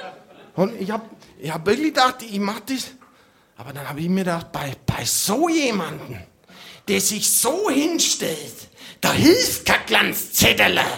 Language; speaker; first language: German; native; German